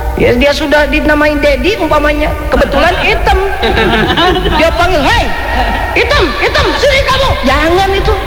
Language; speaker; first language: Indonesian; non-native, local second language; Sundanese